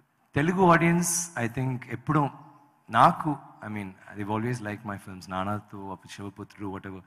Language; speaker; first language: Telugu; non-native, learner; Tamil